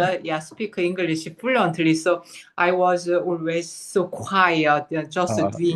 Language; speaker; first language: English; non-native, fluent; Korean